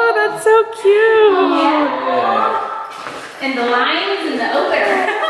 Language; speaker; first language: English; native; English